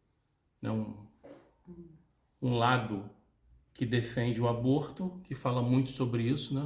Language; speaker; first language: Portuguese; native; Portuguese